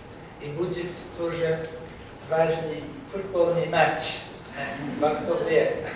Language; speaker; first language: Russian; non-native, learner; English